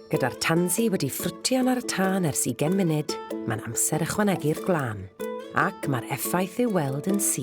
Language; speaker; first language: Welsh; native; Welsh